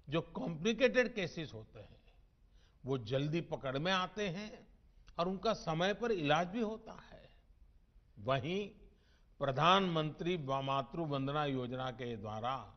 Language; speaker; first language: Hindi; non-native, local second language; Gujarati